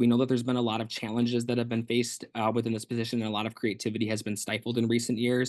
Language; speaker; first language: English; native; English